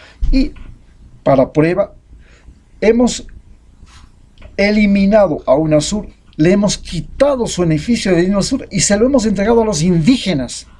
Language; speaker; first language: Spanish; native; Spanish